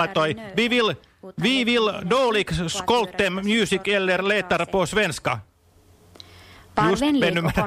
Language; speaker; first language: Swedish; non-native, learner; Finnish